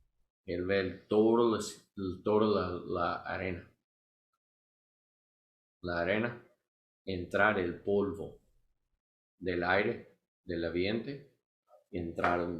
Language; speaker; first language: Spanish; non-native, learner; English